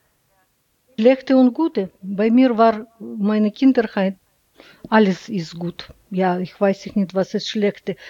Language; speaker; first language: German; non-native, learner; Russian